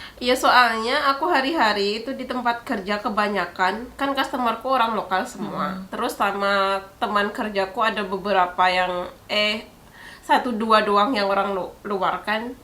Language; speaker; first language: Indonesian; non-native, local second language; Javanese